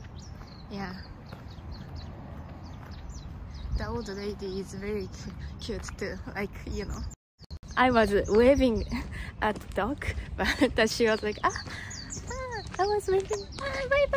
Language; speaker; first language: English; non-native, learner; Japanese